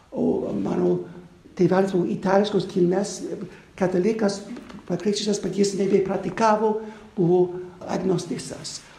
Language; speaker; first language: Lithuanian; non-native, fluent; English